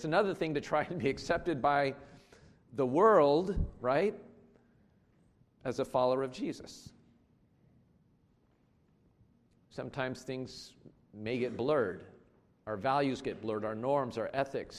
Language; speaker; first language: English; native; English